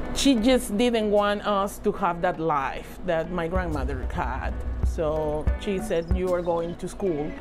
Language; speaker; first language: English; non-native, fluent; Spanish